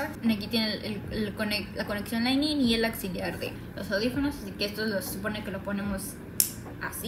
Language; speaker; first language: Spanish; native; Spanish